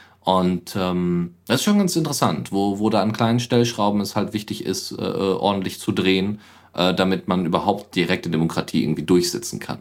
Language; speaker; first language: German; native; German